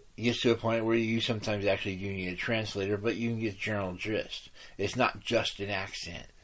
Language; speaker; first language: English; native; English